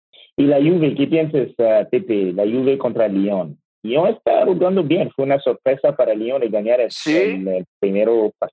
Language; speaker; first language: Spanish; non-native, learner; French